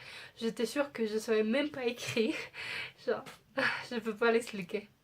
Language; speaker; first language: French; non-native, fluent; Spanish